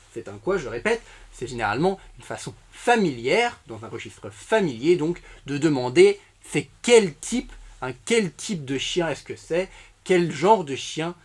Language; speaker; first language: French; native; French